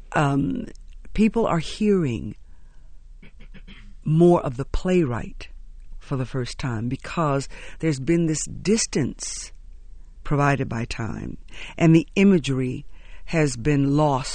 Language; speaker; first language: English; native; English